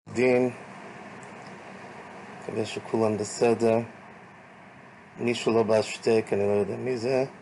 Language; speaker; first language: Hebrew; non-native, fluent; English